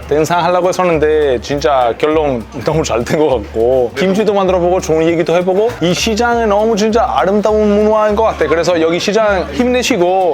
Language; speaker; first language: Korean; non-native, fluent; Italian